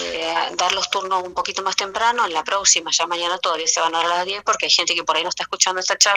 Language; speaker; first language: Spanish; native; Spanish